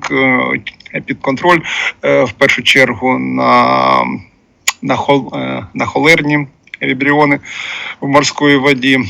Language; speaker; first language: Ukrainian; non-native, local second language; Russian